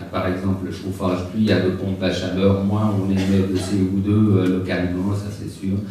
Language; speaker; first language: French; native; French